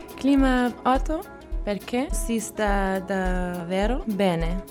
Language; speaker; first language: Italian; non-native, learner; German